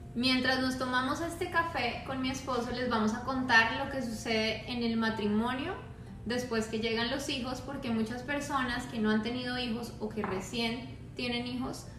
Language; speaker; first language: Spanish; native; Spanish